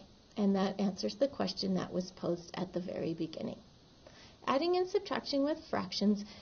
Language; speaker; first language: English; native; English